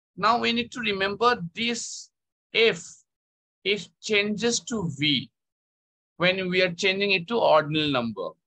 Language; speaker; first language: English; non-native, local second language; Bangla